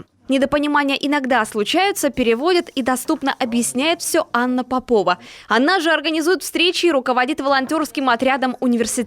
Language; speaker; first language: Russian; native; Russian